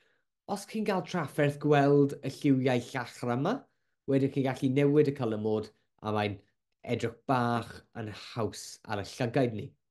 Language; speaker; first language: Welsh; non-native, local second language; English